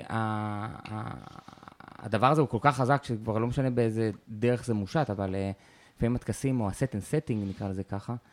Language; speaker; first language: Hebrew; native; Hebrew